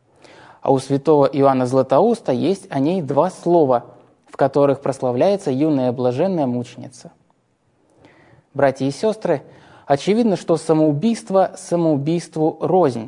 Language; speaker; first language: Russian; native; Russian